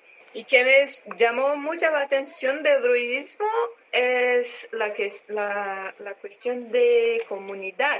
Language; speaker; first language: Spanish; non-native, learner; Portuguese